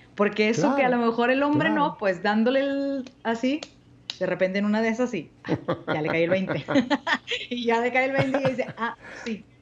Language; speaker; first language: Spanish; native; Spanish